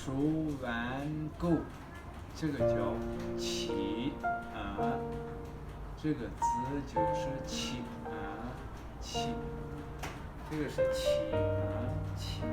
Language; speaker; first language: Chinese; non-native, fluent; Kazakh